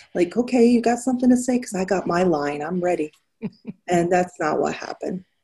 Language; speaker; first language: English; native; English